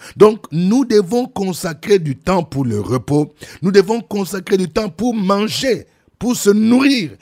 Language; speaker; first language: French; non-native, local second language; Lingala